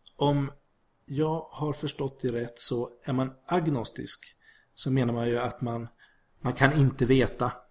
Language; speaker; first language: Swedish; native; Swedish